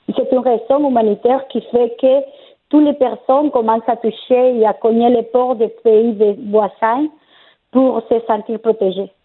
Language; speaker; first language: French; non-native, fluent; Spanish